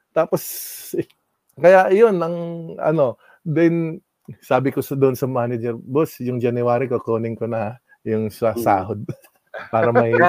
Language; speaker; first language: Filipino; non-native, local second language; Waray